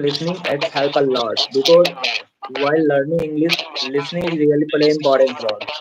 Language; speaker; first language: English; non-native, fluent; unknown